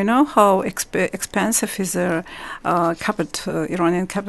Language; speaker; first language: English; non-native, learner; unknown